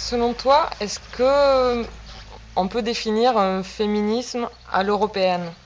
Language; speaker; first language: French; native; French